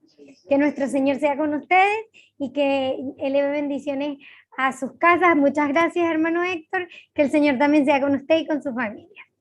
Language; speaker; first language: Spanish; native; Spanish